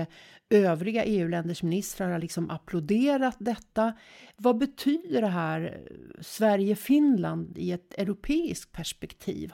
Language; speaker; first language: Swedish; native; Swedish